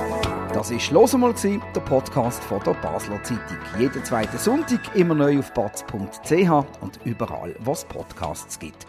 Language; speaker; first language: German; native; German